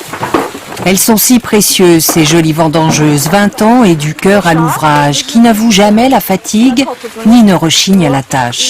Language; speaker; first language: French; native; French